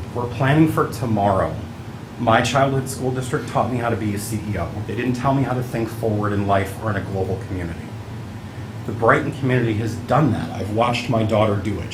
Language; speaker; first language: English; early bilingual, other home language; Italian